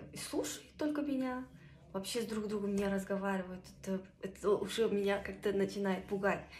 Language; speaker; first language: Russian; non-native, local second language; Kazakh